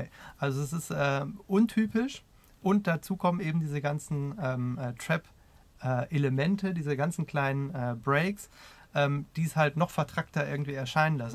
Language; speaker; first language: German; native; German